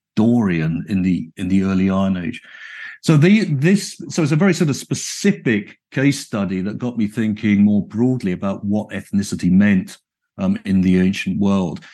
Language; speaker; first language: English; native; English